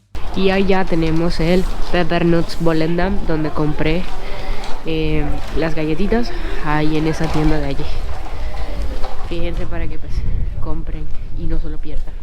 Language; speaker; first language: Spanish; native; Spanish